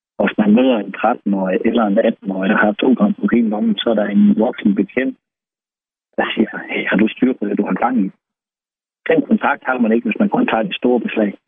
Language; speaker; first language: Danish; native; Danish